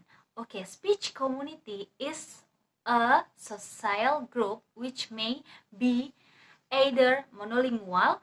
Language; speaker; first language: English; non-native, learner; Indonesian